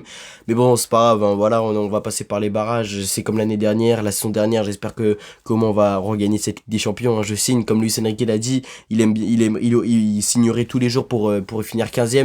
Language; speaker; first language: French; native; French